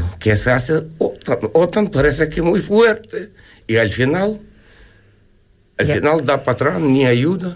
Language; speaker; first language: Spanish; non-native, learner; Ukrainian